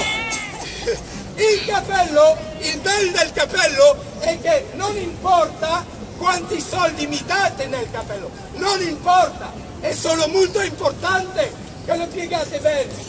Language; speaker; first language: Italian; non-native, fluent; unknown